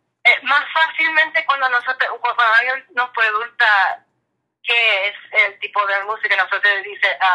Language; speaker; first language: Spanish; early bilingual, heritage; English